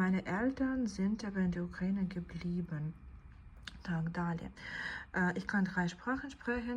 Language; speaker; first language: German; non-native, fluent; Ukrainian